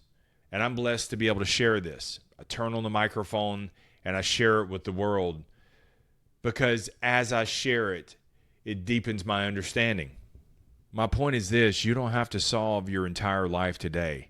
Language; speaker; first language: English; native; English